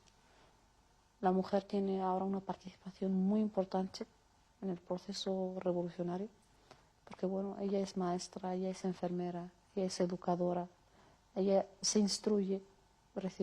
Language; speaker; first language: Spanish; non-native, local second language; Arabic